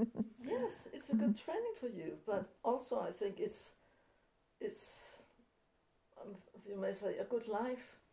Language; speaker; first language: English; non-native, fluent; Danish